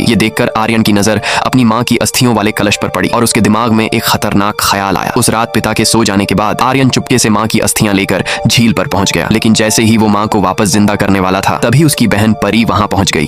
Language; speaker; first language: Hindi; native; Hindi